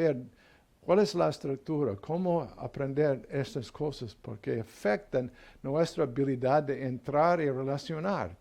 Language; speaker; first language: Spanish; non-native, fluent; English